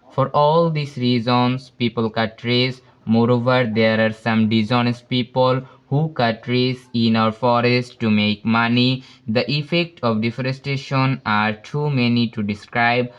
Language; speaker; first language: English; non-native, local second language; Bangla